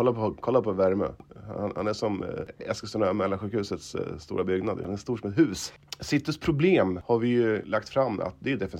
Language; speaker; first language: Swedish; native; Swedish